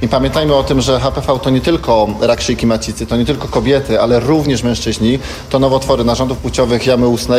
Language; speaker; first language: Polish; native; Polish